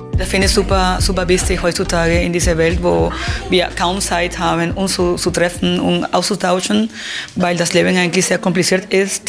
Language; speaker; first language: German; non-native, fluent; Spanish